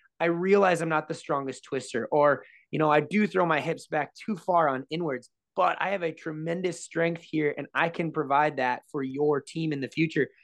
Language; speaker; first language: English; native; English